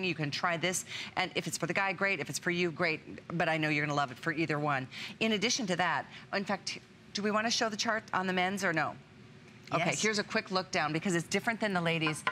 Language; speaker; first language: English; native; English